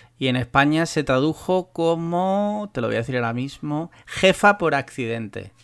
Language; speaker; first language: Spanish; native; Spanish